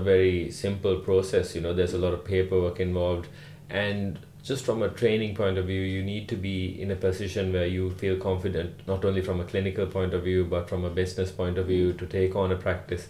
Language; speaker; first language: English; non-native, local second language; Sinhala